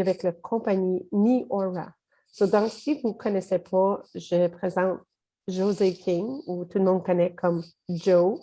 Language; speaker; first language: French; native; French